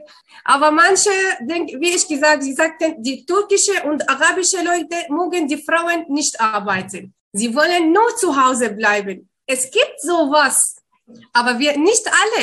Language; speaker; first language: German; non-native, learner; Arabic